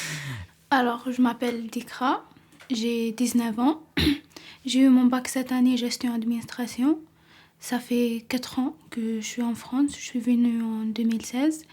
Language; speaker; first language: French; non-native, learner; Arabic